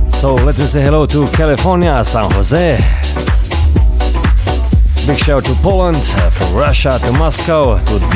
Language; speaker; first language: English; non-native, fluent; Slovenian